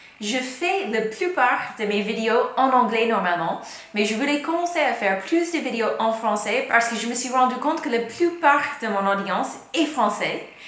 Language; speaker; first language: French; non-native, fluent; English